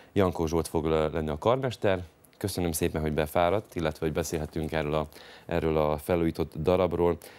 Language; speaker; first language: Hungarian; native; Hungarian